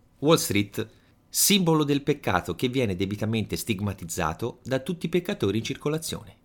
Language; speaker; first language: Italian; native; Italian